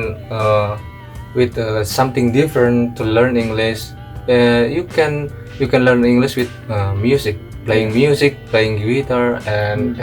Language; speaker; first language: English; non-native, learner; Indonesian